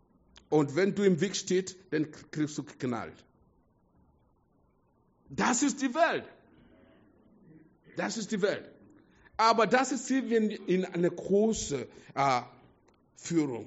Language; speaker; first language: German; non-native, fluent; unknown